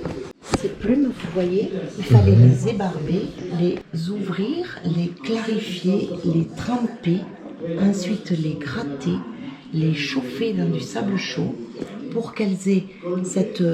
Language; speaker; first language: French; native; French